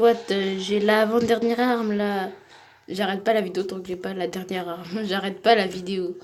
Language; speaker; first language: French; native; French